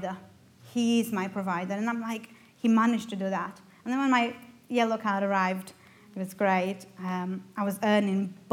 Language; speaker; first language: English; non-native, fluent; Romanian